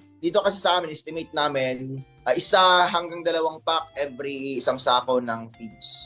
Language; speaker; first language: Filipino; non-native, local second language; Cebuano